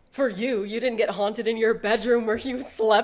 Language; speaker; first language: English; native; English